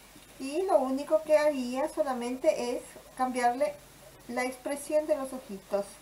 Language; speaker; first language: Spanish; native; Spanish